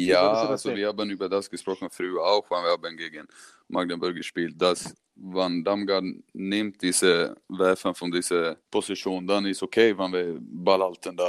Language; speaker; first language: German; non-native, learner; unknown